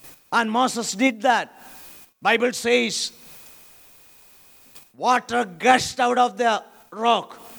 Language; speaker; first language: English; non-native, local second language; Malayalam